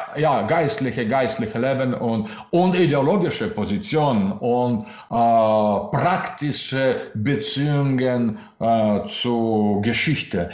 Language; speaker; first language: German; non-native, learner; Russian